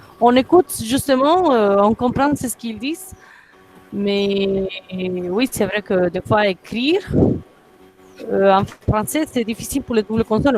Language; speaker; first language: French; non-native, fluent; Spanish